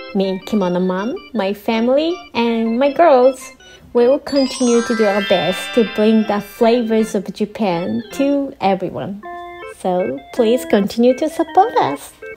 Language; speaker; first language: English; non-native, fluent; Japanese